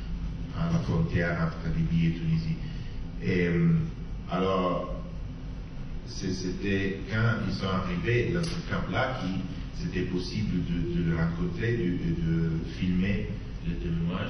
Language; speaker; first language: French; non-native, fluent; Italian